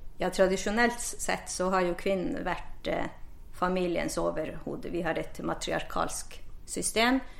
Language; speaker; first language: Norwegian; non-native, local second language; Northern Sami